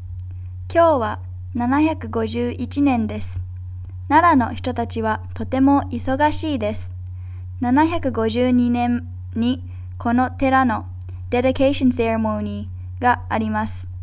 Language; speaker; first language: Japanese; non-native, learner; English